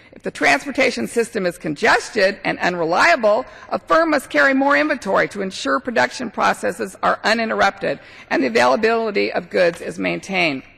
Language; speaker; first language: English; native; English